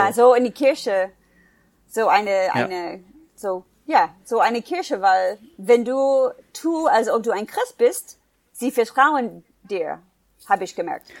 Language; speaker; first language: German; non-native, fluent; English